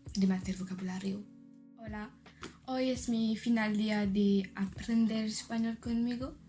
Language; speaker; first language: Spanish; non-native, learner; French